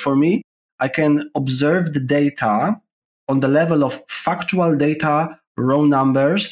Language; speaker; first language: English; non-native, fluent; Polish